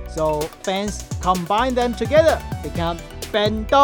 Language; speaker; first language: English; non-native, fluent; Chinese